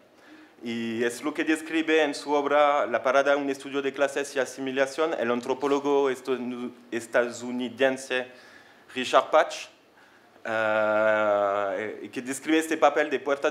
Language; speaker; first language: Spanish; non-native, fluent; French